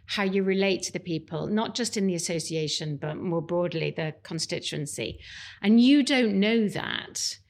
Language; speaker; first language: English; native; English